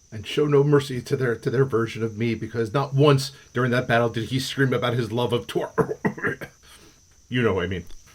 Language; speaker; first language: English; native; English